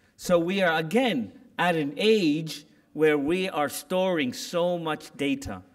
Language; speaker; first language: English; native; English